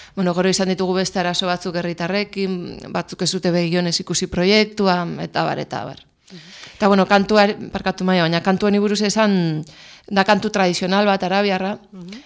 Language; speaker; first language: Basque; non-native, local second language; Spanish